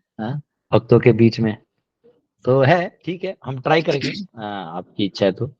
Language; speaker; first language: Hindi; non-native, local second language; Marathi